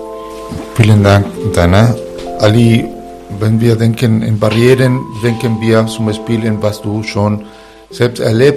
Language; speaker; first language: German; non-native, fluent; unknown